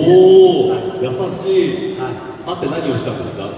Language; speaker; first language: Japanese; native; Japanese